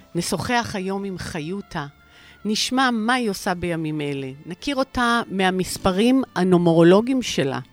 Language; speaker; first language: Hebrew; native; Hebrew